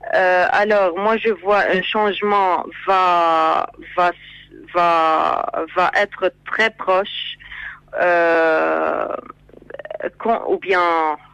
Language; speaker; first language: French; non-native, fluent; Arabic